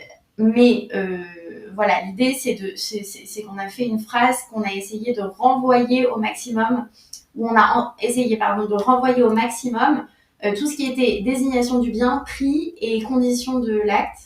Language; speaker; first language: French; native; French